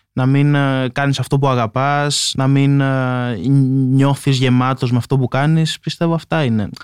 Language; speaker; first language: Greek; native; Greek